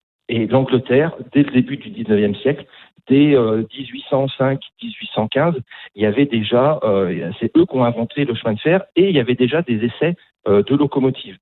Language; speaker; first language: French; native; French